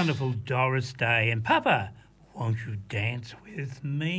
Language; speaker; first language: English; native; English